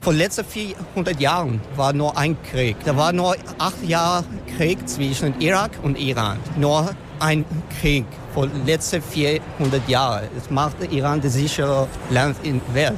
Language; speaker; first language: German; non-native, learner; Persian